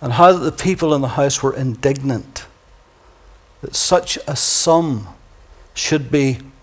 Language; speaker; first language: English; native; English